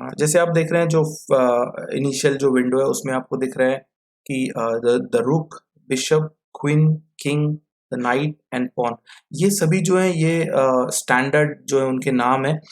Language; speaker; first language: Hindi; non-native, local second language; Marathi